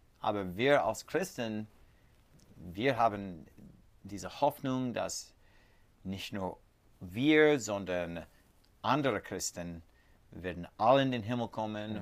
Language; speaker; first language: German; non-native, learner; English